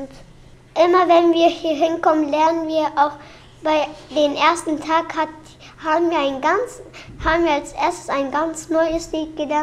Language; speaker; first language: German; early bilingual, other home language; Turkish